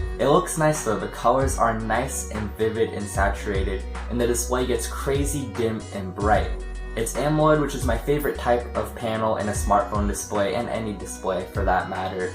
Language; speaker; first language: English; native; English